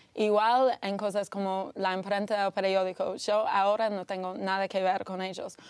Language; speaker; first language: Spanish; non-native, fluent; English